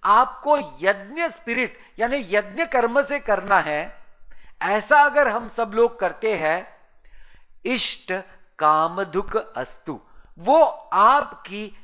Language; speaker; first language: Hindi; native; Hindi